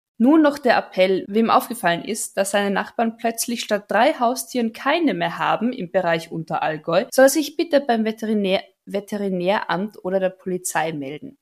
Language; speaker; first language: German; native; German